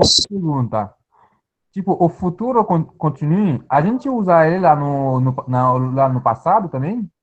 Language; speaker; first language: Portuguese; non-native, fluent; Haitian Creole